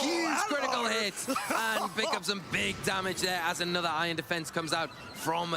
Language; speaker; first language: English; native; English